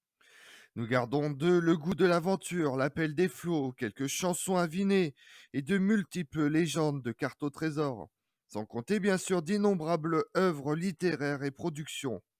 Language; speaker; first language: French; native; French